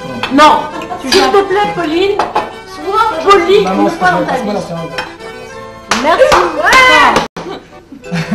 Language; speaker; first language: French; native; French